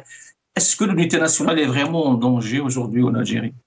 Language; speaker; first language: French; non-native, local second language; Arabic